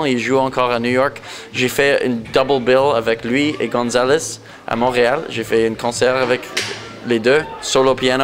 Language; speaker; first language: French; non-native, local second language; English